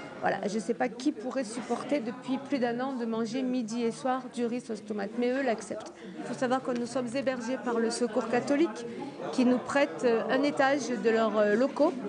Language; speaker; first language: French; native; French